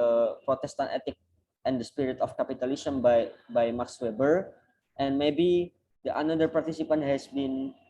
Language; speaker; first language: English; non-native, learner; Indonesian